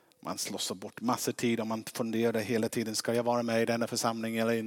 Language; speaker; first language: Swedish; non-native, fluent; English